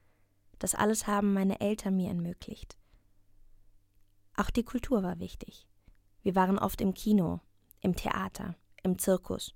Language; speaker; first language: German; non-native, learner; Russian